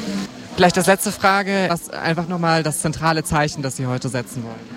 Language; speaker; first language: German; native; German